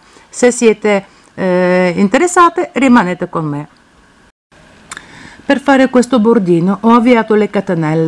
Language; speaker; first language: Italian; non-native, fluent; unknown